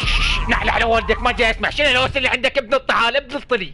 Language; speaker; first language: Arabic; native; Arabic